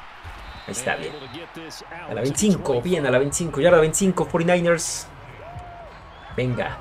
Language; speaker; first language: Spanish; native; Spanish